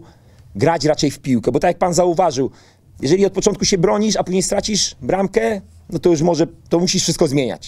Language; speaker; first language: Polish; native; Polish